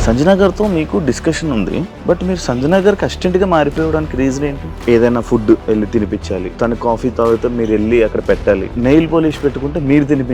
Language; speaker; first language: Telugu; native; Telugu